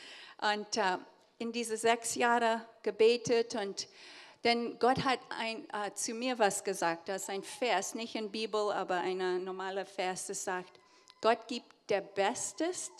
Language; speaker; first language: German; early bilingual, heritage; English